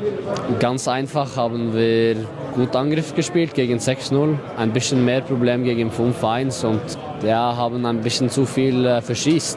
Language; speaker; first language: German; non-native, fluent; Norwegian